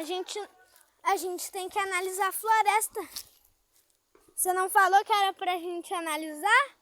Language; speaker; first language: Portuguese; native; Portuguese